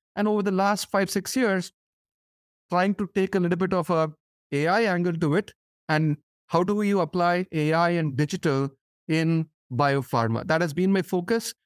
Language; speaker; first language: English; non-native, local second language; Tamil